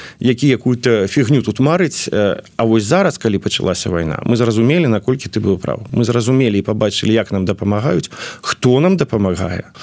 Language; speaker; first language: Belarusian; non-native, local second language; Russian